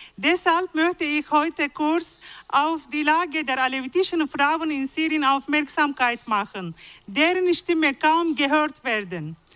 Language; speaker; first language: German; non-native, fluent; Arabic